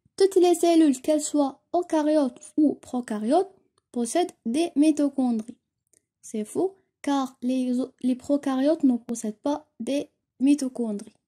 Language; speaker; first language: French; non-native, local second language; Arabic